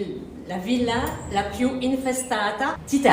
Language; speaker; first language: Italian; non-native, learner; French